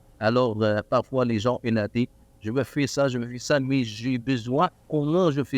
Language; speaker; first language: French; non-native, learner; Arabic